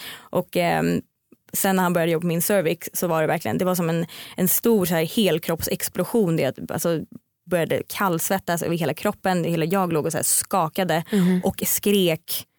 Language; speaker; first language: Swedish; native; Swedish